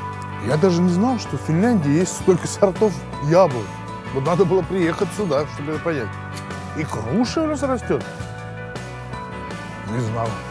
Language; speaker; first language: Russian; non-native, fluent; Finnish